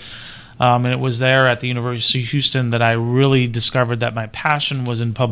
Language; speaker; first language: English; native; English